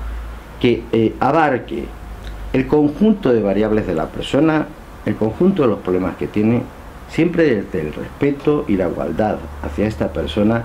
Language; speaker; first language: Spanish; native; Spanish